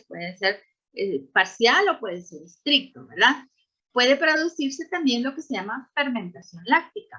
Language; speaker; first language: Spanish; native; Spanish